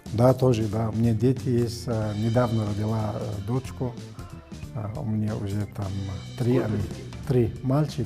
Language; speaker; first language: Russian; non-native, learner; Arabic